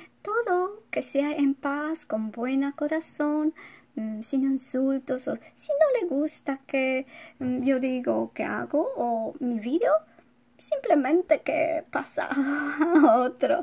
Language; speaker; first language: Spanish; non-native, fluent; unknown